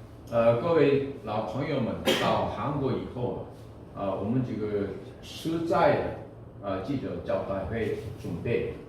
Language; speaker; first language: Chinese; non-native, fluent; Korean